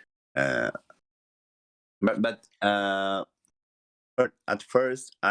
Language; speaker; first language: English; non-native, learner; Japanese